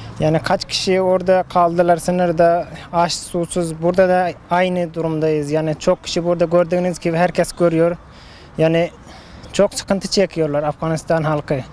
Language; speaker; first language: Turkish; non-native, fluent; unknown